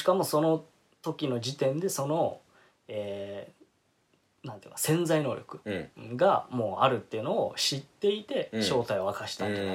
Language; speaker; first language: Japanese; native; Japanese